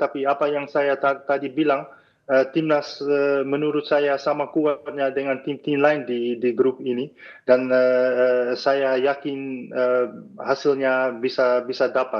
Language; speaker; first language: Indonesian; non-native, fluent; Dutch